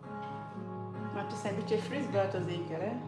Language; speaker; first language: Dutch; non-native, learner; English